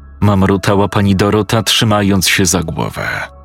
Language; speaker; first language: Polish; native; Polish